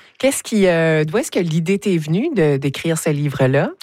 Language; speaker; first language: French; native; French